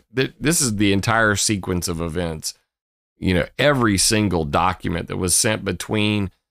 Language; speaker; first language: English; native; English